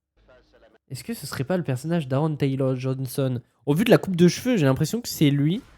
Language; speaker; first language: French; native; French